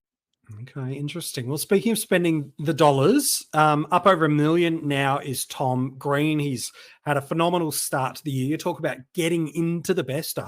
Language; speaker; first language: English; native; English